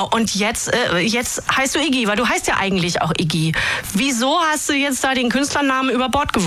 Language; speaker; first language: German; native; German